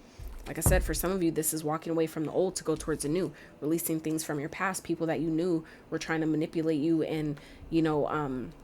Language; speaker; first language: English; native; English